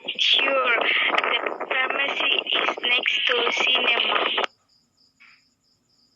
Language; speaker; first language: English; non-native, learner; Indonesian